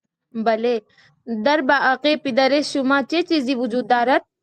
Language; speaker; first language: Persian; non-native, learner; Urdu